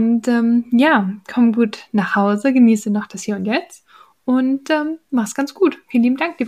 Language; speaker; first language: German; native; German